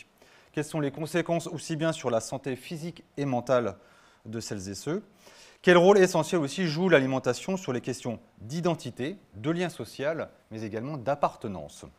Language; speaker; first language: French; native; French